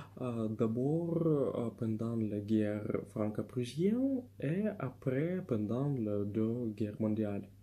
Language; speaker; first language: French; non-native, fluent; Russian